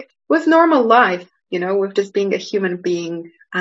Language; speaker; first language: English; non-native, fluent; Polish